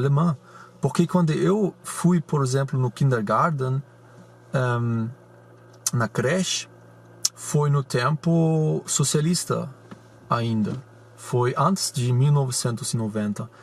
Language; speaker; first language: Portuguese; non-native, fluent; German